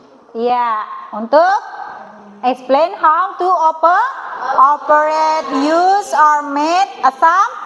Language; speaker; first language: English; non-native, learner; Indonesian